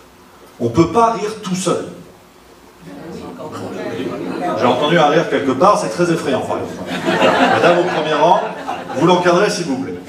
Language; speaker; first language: French; native; French